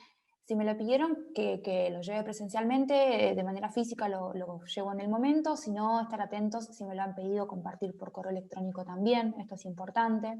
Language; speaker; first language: Spanish; native; Spanish